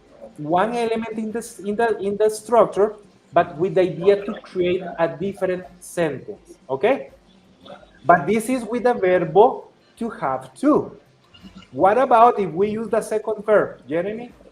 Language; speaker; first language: English; non-native, fluent; Spanish